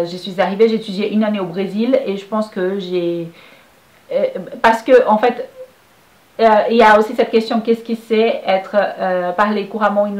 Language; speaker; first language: French; non-native, fluent; Portuguese